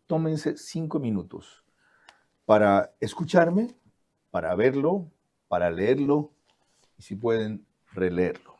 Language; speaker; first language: Spanish; native; Spanish